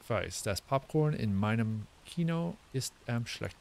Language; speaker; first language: German; non-native, learner; English